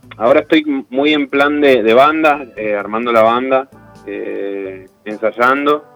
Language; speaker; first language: Spanish; native; Spanish